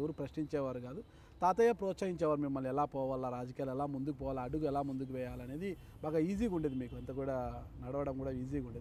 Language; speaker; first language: Telugu; native; Telugu